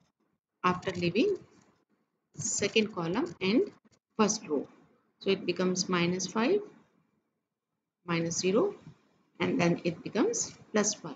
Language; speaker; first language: English; non-native, local second language; Hindi